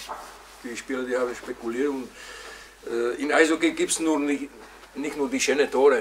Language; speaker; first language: German; non-native, fluent; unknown